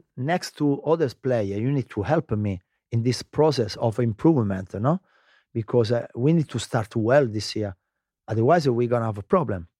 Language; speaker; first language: English; non-native, learner; Italian